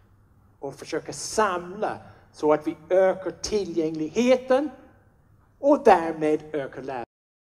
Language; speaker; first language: Swedish; non-native, fluent; English